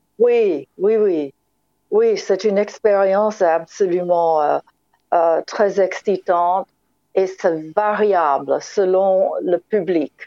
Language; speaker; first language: French; non-native, fluent; English